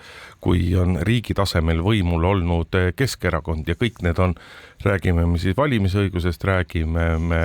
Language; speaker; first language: Estonian; native; Estonian